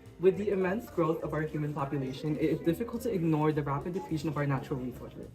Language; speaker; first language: English; native; English